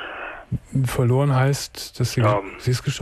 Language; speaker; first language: German; native; German